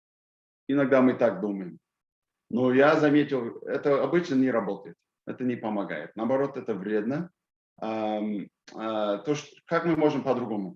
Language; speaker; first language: Russian; non-native, fluent; English